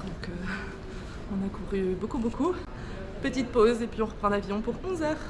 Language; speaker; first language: French; native; French